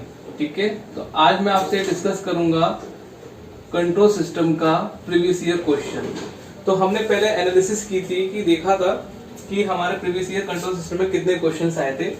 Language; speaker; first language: Hindi; native; Hindi